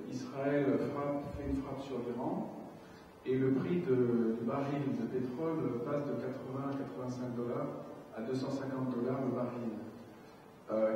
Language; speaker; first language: French; native; French